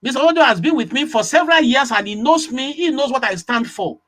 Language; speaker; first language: English; non-native, local second language; Yoruba